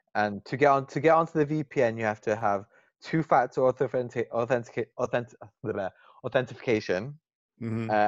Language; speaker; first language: English; native; English